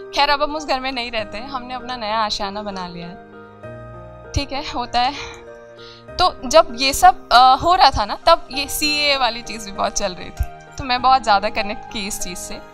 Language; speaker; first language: Hindi; native; Hindi